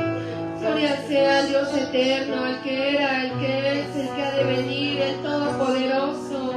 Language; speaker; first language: Spanish; native; Spanish